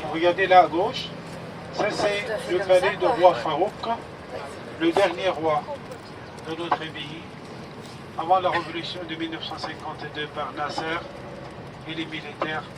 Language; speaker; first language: French; non-native, fluent; Arabic